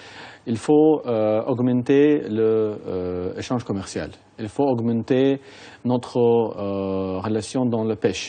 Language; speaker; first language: French; non-native, fluent; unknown